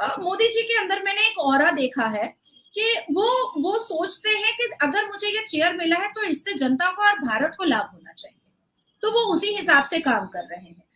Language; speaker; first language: Hindi; native; Hindi